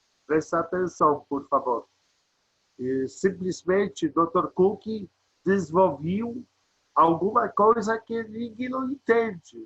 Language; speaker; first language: Portuguese; non-native, learner; Polish